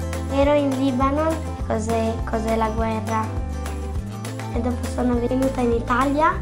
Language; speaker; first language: Italian; non-native, learner; Arabic